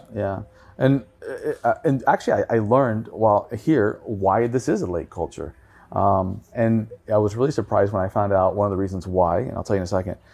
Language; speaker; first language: English; native; English